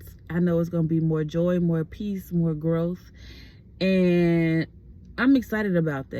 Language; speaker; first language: English; native; English